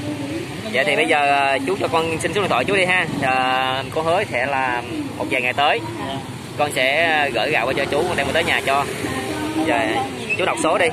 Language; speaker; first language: Vietnamese; native; Vietnamese